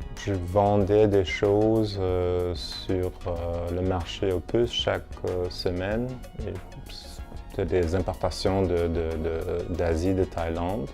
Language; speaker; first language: French; non-native, fluent; German